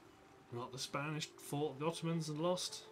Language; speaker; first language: English; native; English